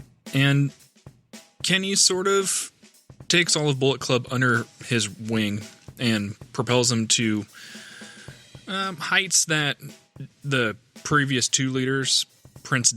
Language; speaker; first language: English; native; English